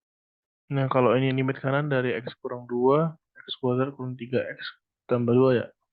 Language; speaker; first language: Indonesian; native; Indonesian